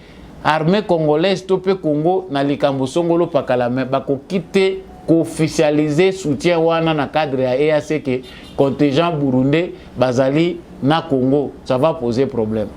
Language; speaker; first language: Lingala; native; Lingala